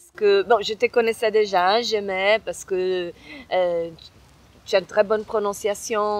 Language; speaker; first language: French; non-native, fluent; Portuguese